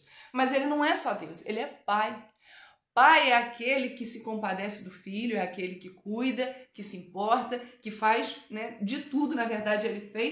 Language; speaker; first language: Portuguese; native; Portuguese